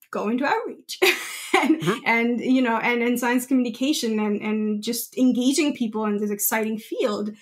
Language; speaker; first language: English; non-native, local second language; Gujarati